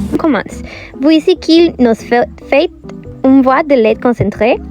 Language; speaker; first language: French; non-native, learner; Spanish